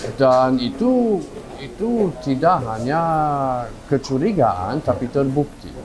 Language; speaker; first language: Indonesian; non-native, fluent; Luxembourgish